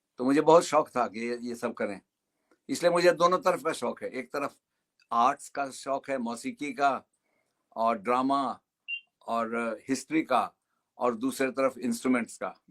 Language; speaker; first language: Hindi; native; Hindi